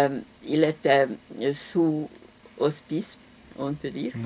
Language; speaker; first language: French; non-native, fluent; Hungarian